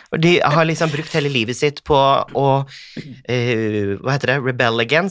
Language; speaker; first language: Norwegian; native; Norwegian